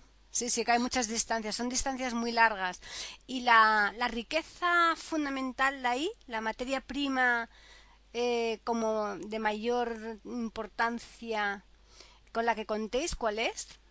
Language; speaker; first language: Spanish; native; Spanish